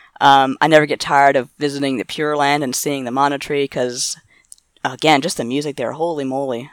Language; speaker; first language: English; native; English